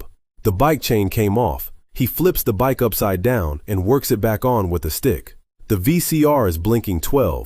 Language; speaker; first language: English; native; English